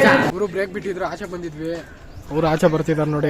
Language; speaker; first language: Kannada; native; Kannada